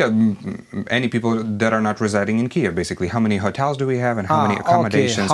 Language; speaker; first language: English; non-native, fluent; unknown